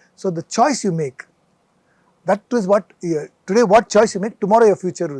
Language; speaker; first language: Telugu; non-native, fluent; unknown